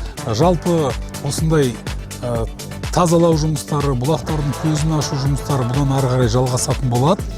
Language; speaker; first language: Kazakh; native; Kazakh